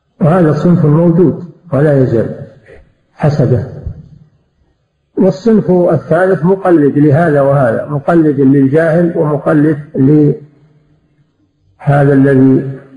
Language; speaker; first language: Arabic; native; Arabic